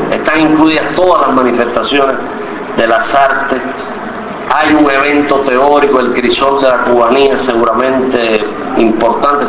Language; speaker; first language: Spanish; native; Spanish